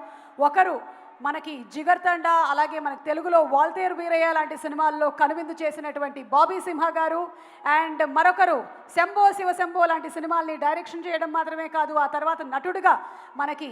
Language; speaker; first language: Telugu; native; Telugu